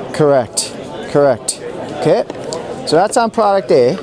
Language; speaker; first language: English; native; English